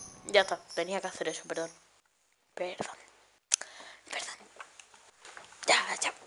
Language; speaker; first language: Spanish; native; Spanish